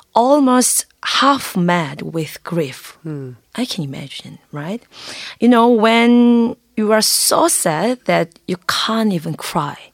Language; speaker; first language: English; non-native, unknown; Korean